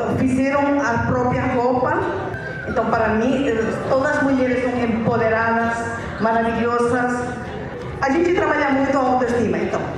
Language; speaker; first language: Portuguese; non-native, fluent; Spanish